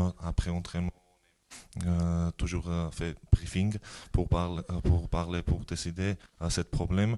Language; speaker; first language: French; non-native, learner; Georgian